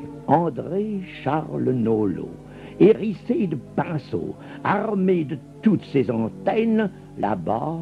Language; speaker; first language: French; native; French